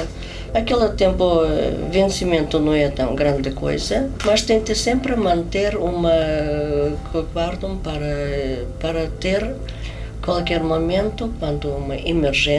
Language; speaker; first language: Portuguese; non-native, learner; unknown